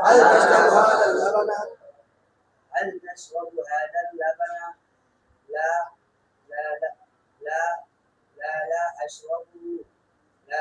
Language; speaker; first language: Arabic; non-native, learner; Bangla